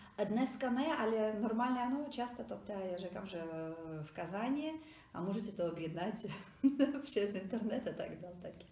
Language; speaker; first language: Czech; non-native, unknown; Tatar